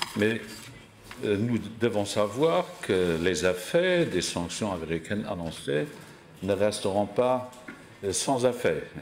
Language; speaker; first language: French; non-native, local second language; Luxembourgish